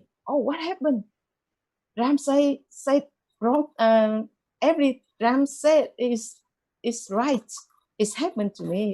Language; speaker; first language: English; non-native, learner; Vietnamese